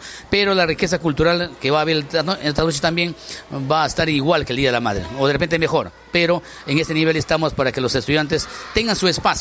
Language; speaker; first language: Spanish; native; Spanish